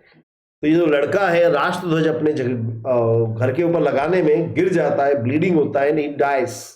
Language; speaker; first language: Hindi; non-native, local second language; Gujarati